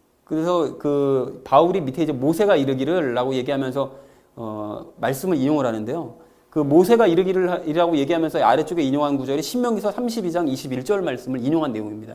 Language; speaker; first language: Korean; native; Korean